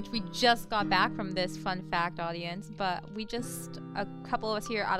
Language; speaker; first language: English; non-native, fluent; Spanish